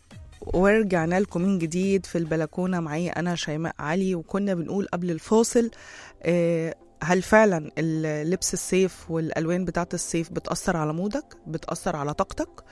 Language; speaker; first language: Arabic; native; Arabic